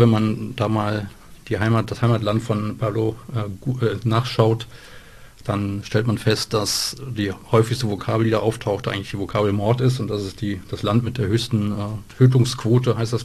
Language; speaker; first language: German; native; German